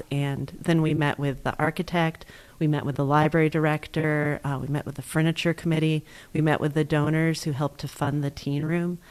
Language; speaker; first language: English; native; English